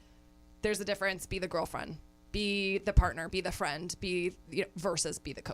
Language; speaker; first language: English; native; English